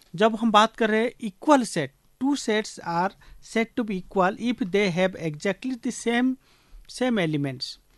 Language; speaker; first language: Hindi; native; Hindi